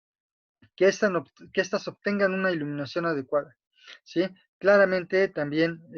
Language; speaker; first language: Spanish; native; Spanish